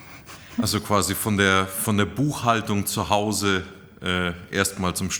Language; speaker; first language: German; native; German